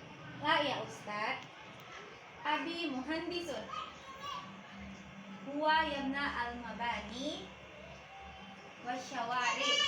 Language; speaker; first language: Arabic; non-native, learner; Indonesian